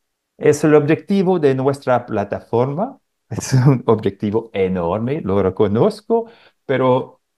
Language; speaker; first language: Spanish; non-native, fluent; French